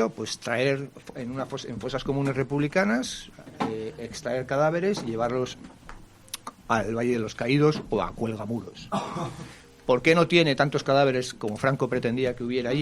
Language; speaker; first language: Spanish; native; Spanish